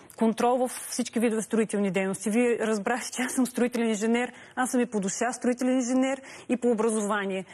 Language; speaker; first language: Bulgarian; native; Bulgarian